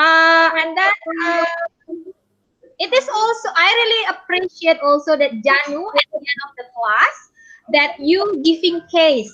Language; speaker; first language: English; non-native, fluent; Indonesian